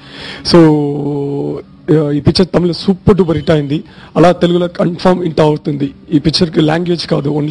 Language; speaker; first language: Telugu; non-native, learner; Tamil